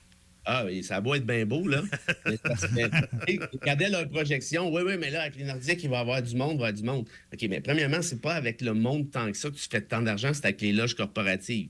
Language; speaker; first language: French; native; French